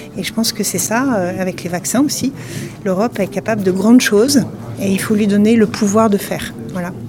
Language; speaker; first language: French; native; French